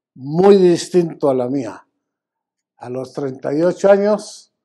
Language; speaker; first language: Spanish; native; Spanish